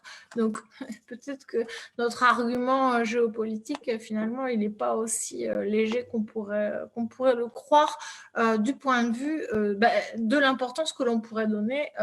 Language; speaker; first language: French; native; French